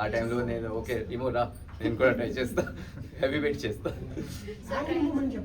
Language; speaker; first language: Telugu; non-native, learner; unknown